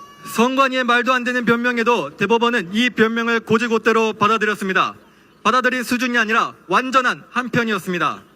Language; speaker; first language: Korean; native; Korean